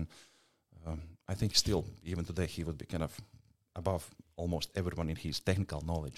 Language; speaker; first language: English; non-native, fluent; Latvian